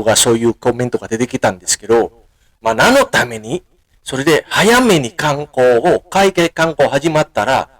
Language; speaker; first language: Japanese; non-native, fluent; Indonesian